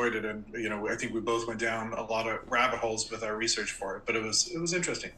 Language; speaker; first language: English; native; English